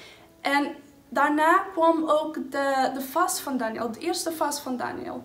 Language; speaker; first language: Dutch; non-native, fluent; Portuguese